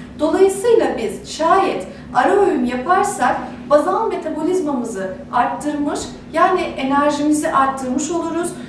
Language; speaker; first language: Turkish; native; Turkish